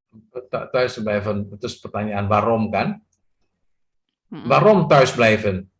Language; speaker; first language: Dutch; non-native, fluent; Indonesian